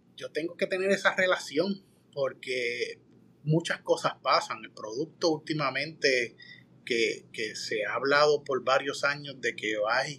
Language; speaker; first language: Spanish; native; Spanish